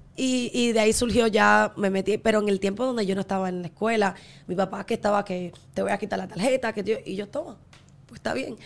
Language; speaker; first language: Spanish; early bilingual, heritage; Spanish